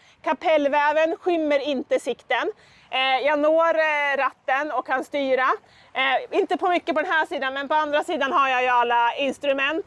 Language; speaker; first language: Swedish; native; Swedish